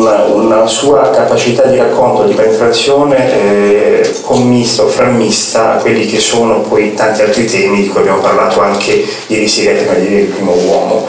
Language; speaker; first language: Italian; native; Italian